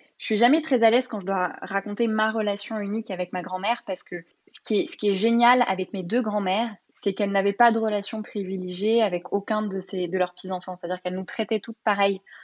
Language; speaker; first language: French; early bilingual, other home language; Arabic